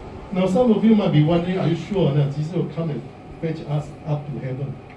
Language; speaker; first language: English; non-native, local second language; Min Nan Chinese